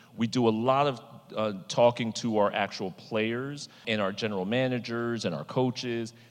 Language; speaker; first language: English; native; English